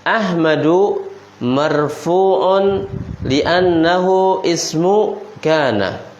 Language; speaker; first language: Arabic; non-native, fluent; Indonesian